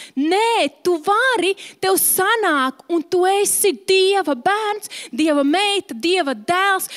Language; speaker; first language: Latvian; native; Latvian